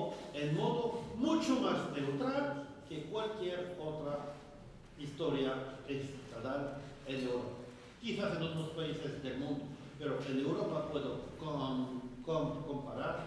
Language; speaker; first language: Spanish; non-native, fluent; French